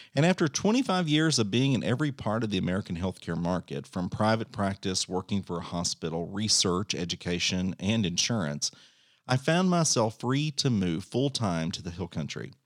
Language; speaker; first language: English; native; English